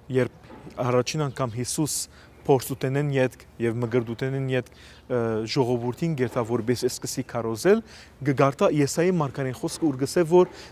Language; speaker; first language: Armenian; native; Armenian